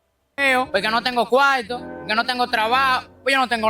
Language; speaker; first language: Spanish; native; Spanish